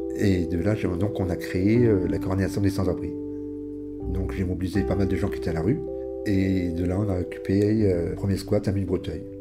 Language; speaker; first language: French; native; French